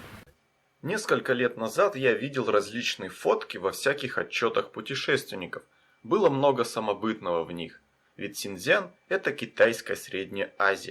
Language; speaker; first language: Russian; native; Russian